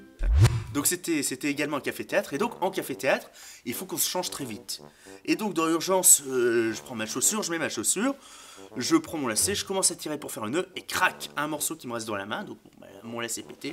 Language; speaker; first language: French; native; French